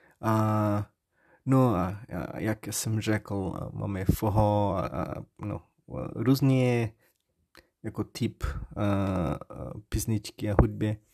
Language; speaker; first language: Czech; non-native, learner; Portuguese